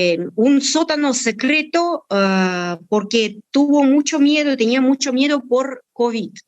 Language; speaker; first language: Spanish; non-native, fluent; Russian